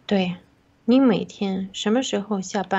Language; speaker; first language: Chinese; non-native, fluent; Russian